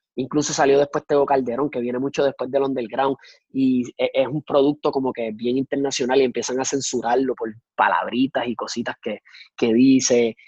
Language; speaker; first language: Spanish; native; Spanish